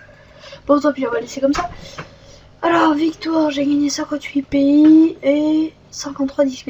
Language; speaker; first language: French; native; French